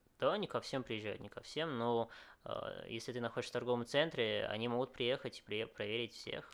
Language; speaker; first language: Russian; early bilingual, other home language; Vietnamese